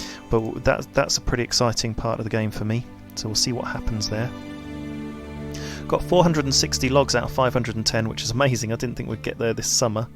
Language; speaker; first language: English; native; English